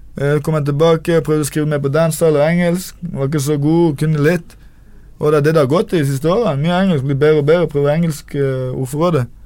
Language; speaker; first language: Norwegian; native; Norwegian